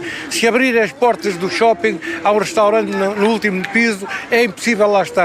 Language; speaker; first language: Portuguese; native; Portuguese